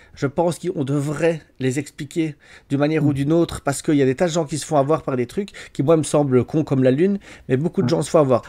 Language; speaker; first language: French; native; French